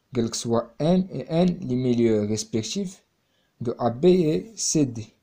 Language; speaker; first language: French; non-native, local second language; Arabic